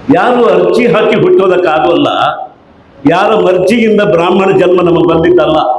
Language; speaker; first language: Kannada; native; Kannada